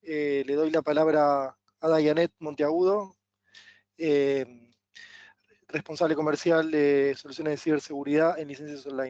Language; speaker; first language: Spanish; native; Spanish